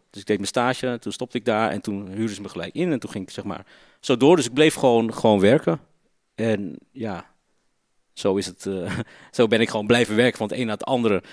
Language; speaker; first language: Dutch; native; Dutch